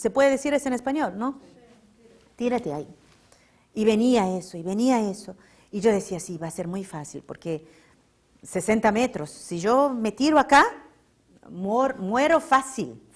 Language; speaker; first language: Spanish; non-native, fluent; Portuguese